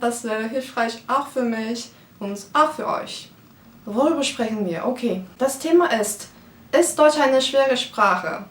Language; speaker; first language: German; non-native, fluent; Turkish